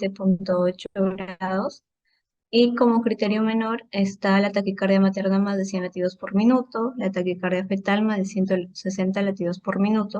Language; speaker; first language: Spanish; native; Spanish